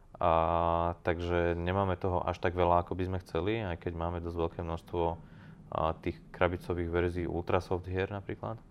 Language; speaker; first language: Slovak; native; Slovak